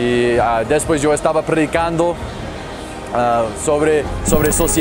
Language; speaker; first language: Spanish; non-native, learner; English